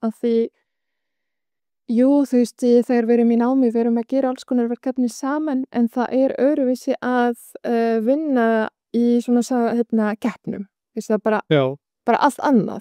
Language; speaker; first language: Icelandic; non-native, fluent; Arabic